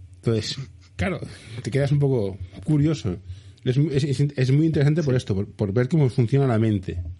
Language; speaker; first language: Spanish; native; Spanish